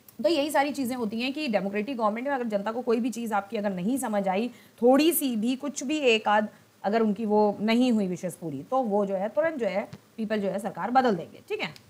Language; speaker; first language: Hindi; non-native, local second language; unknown